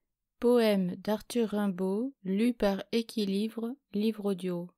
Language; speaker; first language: French; native; French